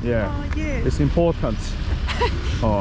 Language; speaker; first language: English; non-native, learner; Korean